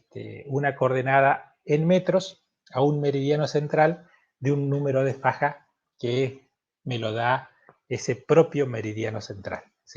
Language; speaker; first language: Spanish; native; Spanish